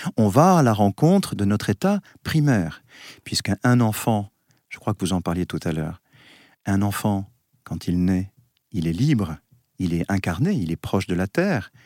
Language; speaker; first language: French; native; French